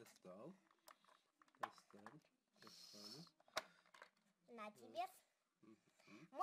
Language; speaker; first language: Russian; early bilingual, heritage; Russian